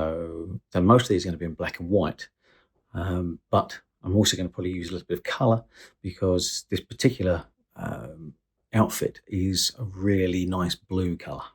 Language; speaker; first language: English; native; English